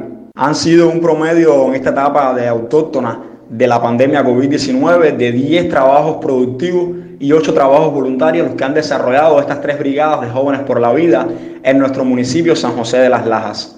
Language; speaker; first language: Spanish; native; Spanish